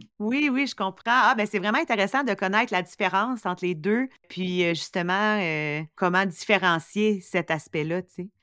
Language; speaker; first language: French; native; French